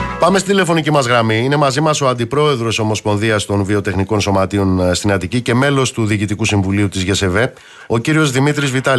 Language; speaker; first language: Greek; native; Greek